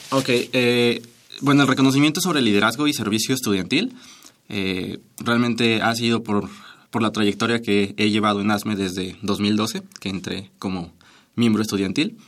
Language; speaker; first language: Spanish; native; Spanish